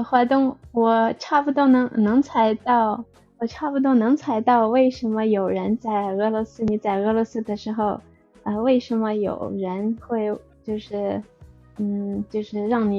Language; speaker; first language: Chinese; non-native, fluent; Russian